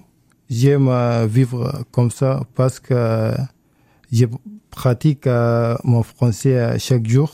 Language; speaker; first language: French; non-native, learner; Arabic